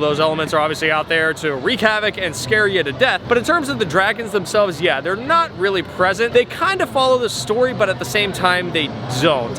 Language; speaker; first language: English; native; English